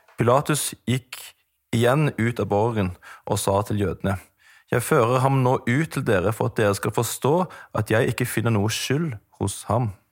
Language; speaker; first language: Norwegian; native; Norwegian